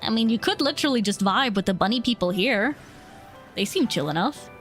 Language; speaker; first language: English; native; English